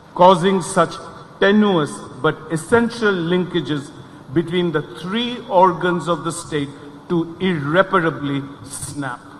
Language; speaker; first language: English; non-native, local second language; Bangla